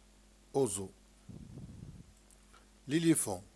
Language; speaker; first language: French; non-native, local second language; Arabic